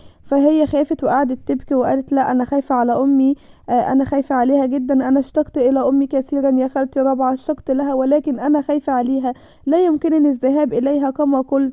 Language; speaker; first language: Arabic; native; Arabic